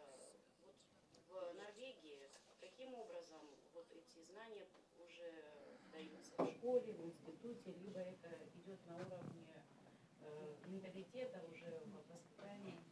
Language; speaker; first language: Russian; native; Russian